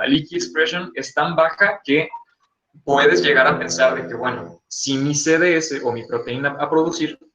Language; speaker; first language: Spanish; native; Spanish